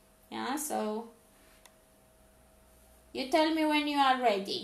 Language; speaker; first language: English; non-native, fluent; Romanian